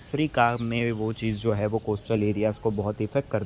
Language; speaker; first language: Hindi; native; Hindi